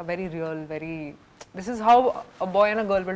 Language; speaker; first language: Telugu; non-native, fluent; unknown